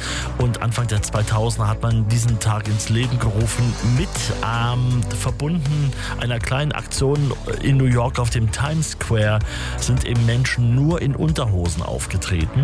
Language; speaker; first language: German; native; German